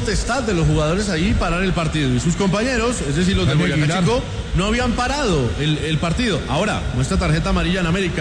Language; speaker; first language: Spanish; native; Spanish